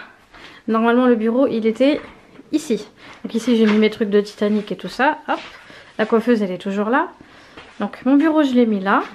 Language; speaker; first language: French; native; French